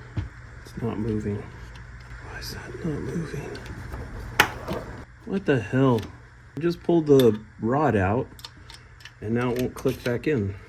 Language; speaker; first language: English; native; English